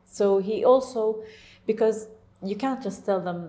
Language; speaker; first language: English; non-native, fluent; Arabic